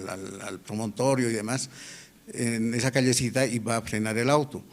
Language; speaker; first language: Spanish; native; Spanish